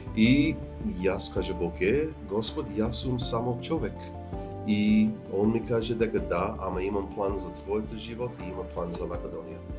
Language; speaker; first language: Macedonian; non-native, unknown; English